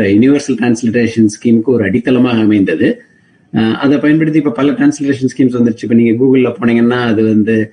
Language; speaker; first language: Tamil; native; Tamil